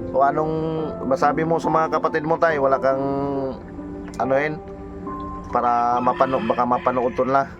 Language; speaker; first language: Filipino; non-native, local second language; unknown